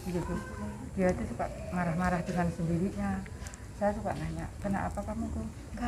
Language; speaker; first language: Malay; non-native, local second language; Javanese